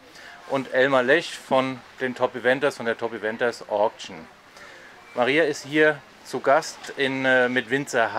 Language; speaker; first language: German; native; German